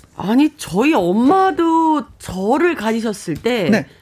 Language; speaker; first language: Korean; native; Korean